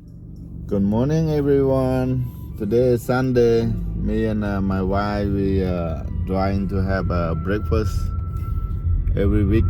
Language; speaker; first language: English; non-native, learner; Khmer